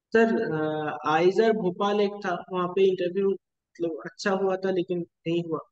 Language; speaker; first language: Hindi; non-native, local second language; Bangla